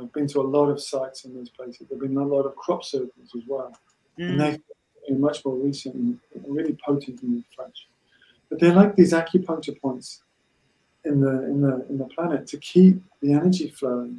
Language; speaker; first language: English; native; English